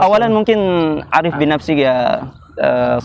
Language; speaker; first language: Arabic; non-native, learner; Indonesian